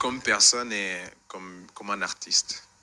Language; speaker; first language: French; non-native, fluent; Spanish